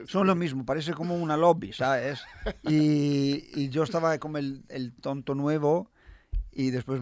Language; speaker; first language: Spanish; non-native, fluent; Italian